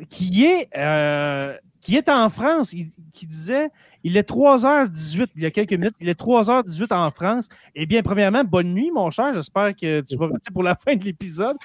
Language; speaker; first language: French; native; French